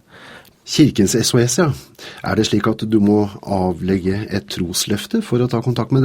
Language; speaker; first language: Norwegian; native; Norwegian